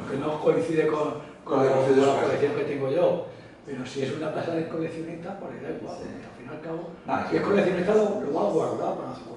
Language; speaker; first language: Spanish; native; Spanish